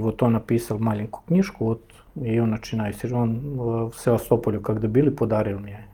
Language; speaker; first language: Russian; non-native, fluent; Serbian